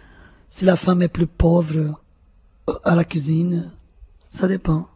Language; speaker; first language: French; non-native, fluent; Portuguese